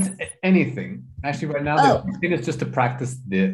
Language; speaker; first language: English; non-native, fluent; Spanish